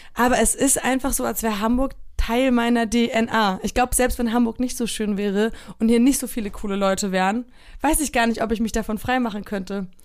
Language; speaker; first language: German; early bilingual, other home language; Polish